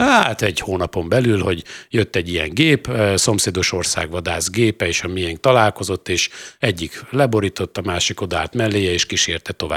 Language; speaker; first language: Hungarian; native; Hungarian